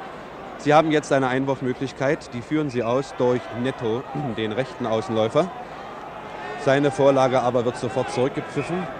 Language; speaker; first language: German; native; German